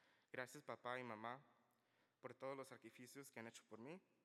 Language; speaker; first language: Spanish; early bilingual, heritage; Spanish